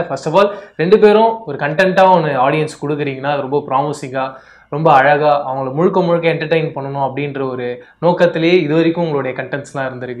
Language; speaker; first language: Tamil; native; Tamil